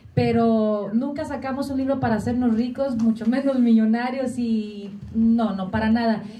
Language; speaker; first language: Spanish; early bilingual, heritage; Spanish